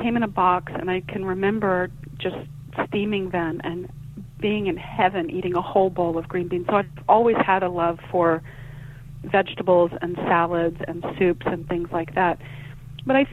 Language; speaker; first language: English; native; English